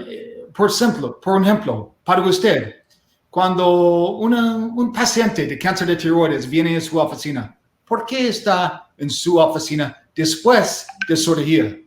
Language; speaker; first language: Spanish; non-native, learner; English